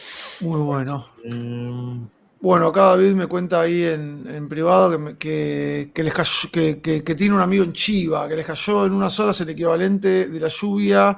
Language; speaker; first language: Spanish; native; Spanish